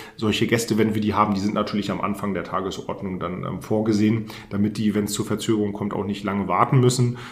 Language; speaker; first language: German; native; German